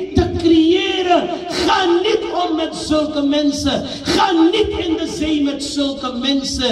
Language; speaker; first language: Dutch; non-native, local second language; Urdu